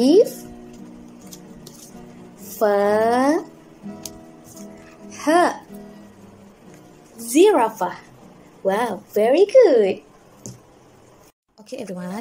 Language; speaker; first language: English; non-native, local second language; Malay